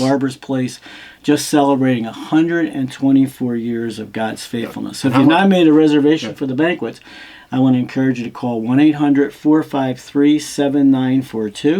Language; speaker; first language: English; native; English